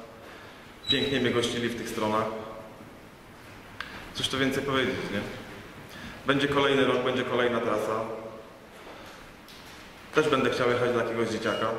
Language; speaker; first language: Polish; native; Polish